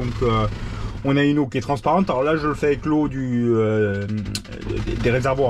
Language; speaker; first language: French; native; French